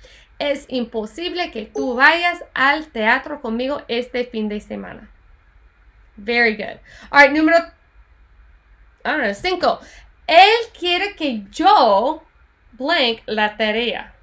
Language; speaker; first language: Spanish; non-native, fluent; English